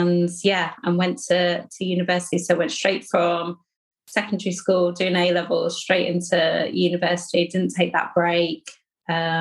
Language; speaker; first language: English; native; English